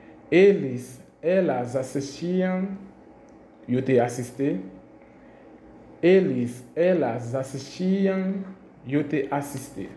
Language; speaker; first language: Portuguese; non-native, fluent; Haitian Creole